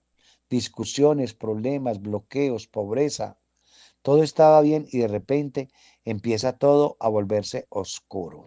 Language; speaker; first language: Spanish; native; Spanish